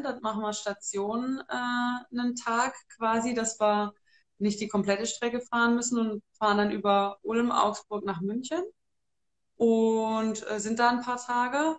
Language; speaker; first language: German; native; German